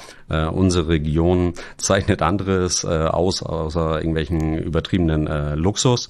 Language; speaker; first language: German; native; German